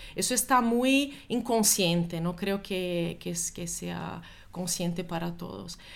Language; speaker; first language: Spanish; non-native, fluent; Portuguese